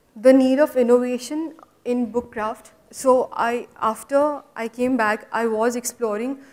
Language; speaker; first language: English; non-native, local second language; Hindi